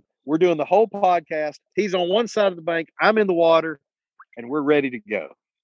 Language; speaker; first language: English; native; English